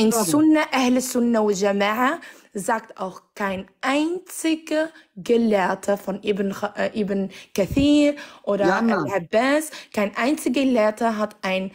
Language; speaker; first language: German; non-native, fluent; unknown